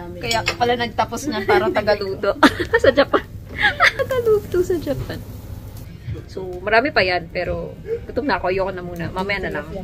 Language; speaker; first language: Filipino; native; Filipino